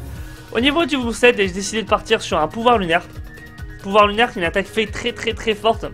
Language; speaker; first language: French; native; French